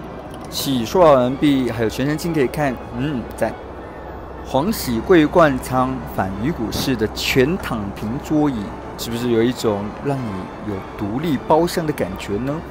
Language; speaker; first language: Chinese; native; Chinese